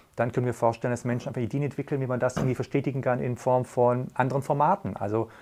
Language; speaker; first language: German; native; German